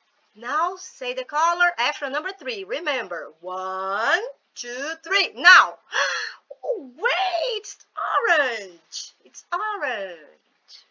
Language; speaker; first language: English; non-native, fluent; Portuguese